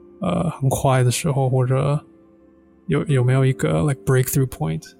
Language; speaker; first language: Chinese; non-native, fluent; English